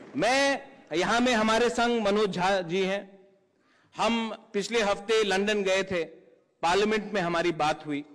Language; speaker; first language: Hindi; non-native, local second language; Kok Borok